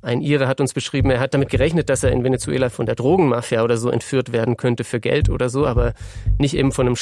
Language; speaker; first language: German; native; German